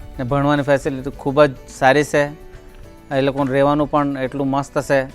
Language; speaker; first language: Gujarati; non-native, local second language; Kukna